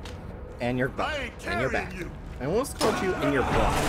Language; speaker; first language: English; native; English